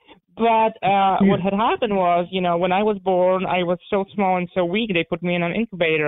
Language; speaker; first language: English; non-native, fluent; Polish